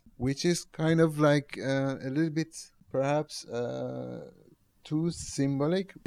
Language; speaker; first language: English; non-native, fluent; Persian